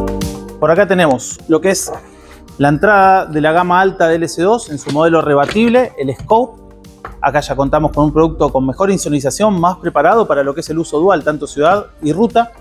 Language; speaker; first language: Spanish; native; Spanish